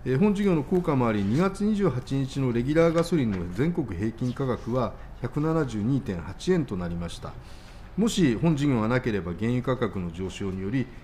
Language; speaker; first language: Japanese; native; Japanese